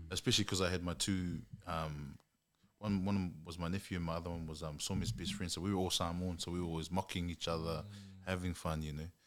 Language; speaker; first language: English; native; English